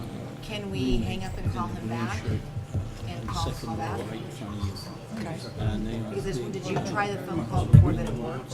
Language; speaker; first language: English; native; English